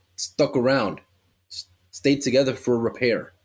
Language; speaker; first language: English; early bilingual, other home language; Spanish